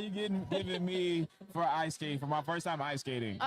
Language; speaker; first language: English; native; English